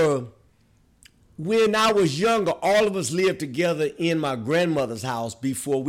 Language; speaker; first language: English; native; English